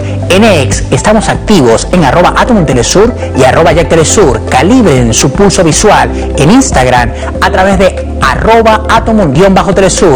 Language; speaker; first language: Spanish; native; Spanish